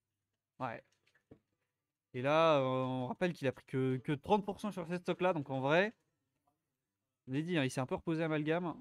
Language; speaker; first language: French; native; French